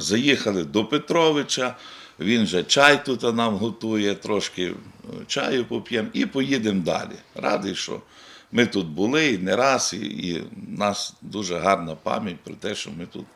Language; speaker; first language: Ukrainian; native; Ukrainian